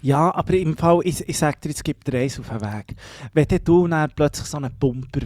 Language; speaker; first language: German; native; German